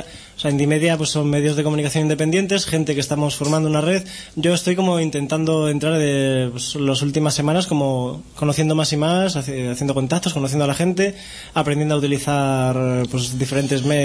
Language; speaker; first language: Spanish; native; Spanish